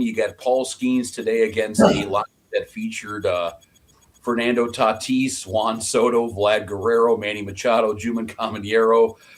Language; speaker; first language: English; native; English